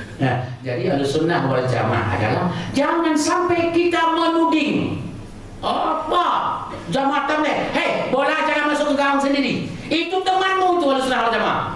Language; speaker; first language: Indonesian; non-native, local second language; Achinese